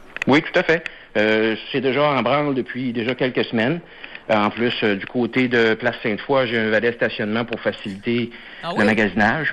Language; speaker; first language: French; native; French